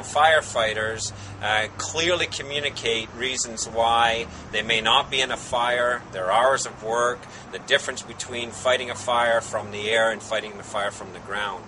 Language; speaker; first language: English; native; English